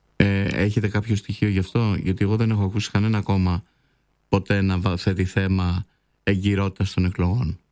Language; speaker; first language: Greek; native; Greek